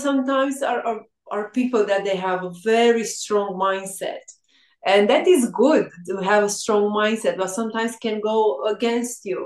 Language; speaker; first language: English; non-native, fluent; Romanian